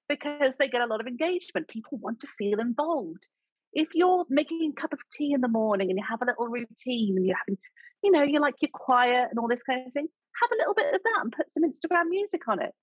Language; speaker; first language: English; native; English